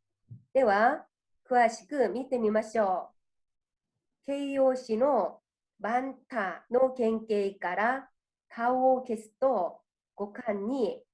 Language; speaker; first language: Japanese; non-native, fluent; Korean